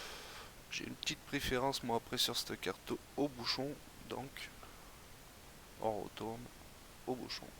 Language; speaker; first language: French; native; French